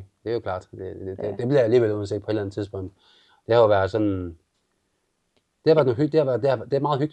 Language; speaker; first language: Danish; native; Danish